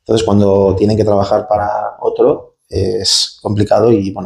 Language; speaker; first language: Spanish; native; Spanish